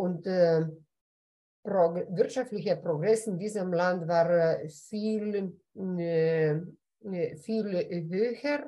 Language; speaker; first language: German; non-native, fluent; Lithuanian